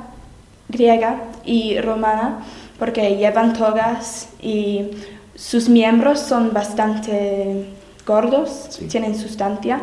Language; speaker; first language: Spanish; non-native, learner; English